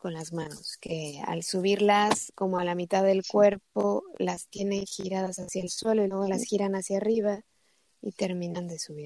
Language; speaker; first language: Spanish; native; Spanish